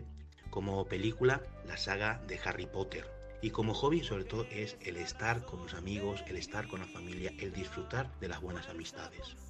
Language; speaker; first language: Spanish; native; Spanish